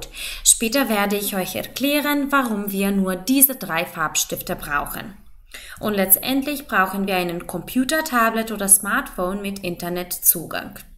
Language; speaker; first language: German; non-native, fluent; Macedonian